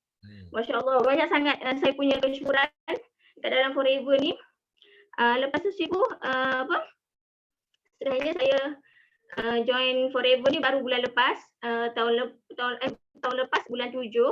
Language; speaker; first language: Malay; native; Malay